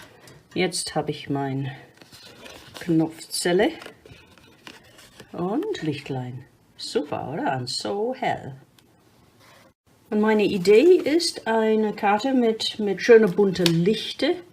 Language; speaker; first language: German; non-native, fluent; English